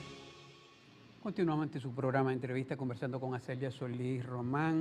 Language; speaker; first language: Spanish; native; Spanish